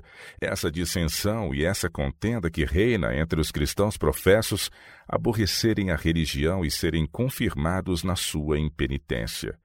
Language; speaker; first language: Portuguese; native; Portuguese